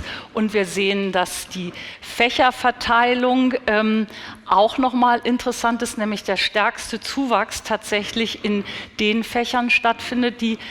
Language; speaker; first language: German; native; German